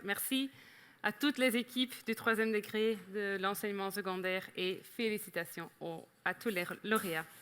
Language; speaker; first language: French; non-native, local second language; Dutch